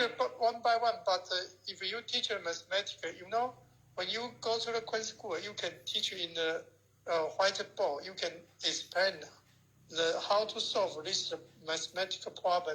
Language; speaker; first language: English; non-native, learner; Chinese